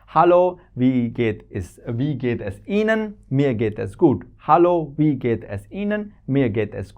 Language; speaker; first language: German; non-native, fluent; Hindi